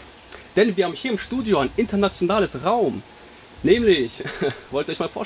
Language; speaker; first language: German; native; German